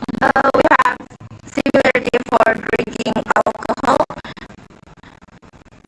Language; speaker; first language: English; non-native, learner; Indonesian